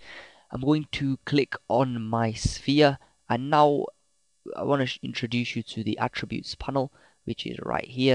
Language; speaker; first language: English; native; English